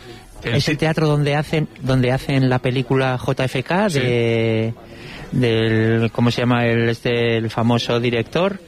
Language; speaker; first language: Spanish; native; Spanish